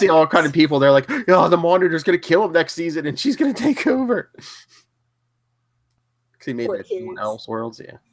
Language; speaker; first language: English; native; English